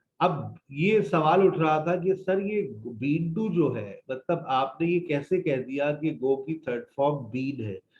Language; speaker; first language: Urdu; native; Urdu